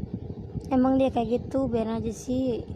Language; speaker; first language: Indonesian; native; Indonesian